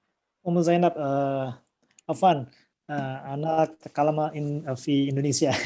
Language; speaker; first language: Arabic; non-native, learner; Indonesian